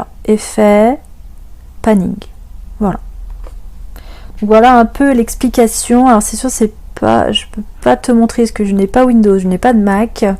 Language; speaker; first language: French; native; French